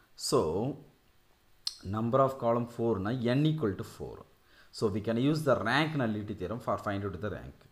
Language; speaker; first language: English; non-native, local second language; Tamil